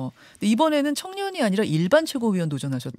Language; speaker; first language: Korean; native; Korean